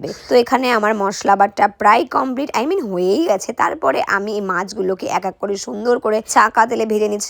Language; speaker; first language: Bangla; native; Bangla